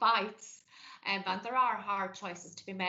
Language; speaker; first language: English; native; English